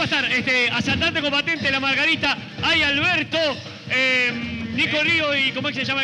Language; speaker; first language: Spanish; native; Spanish